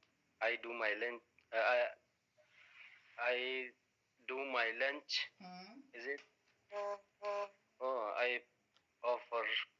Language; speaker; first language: English; non-native, learner; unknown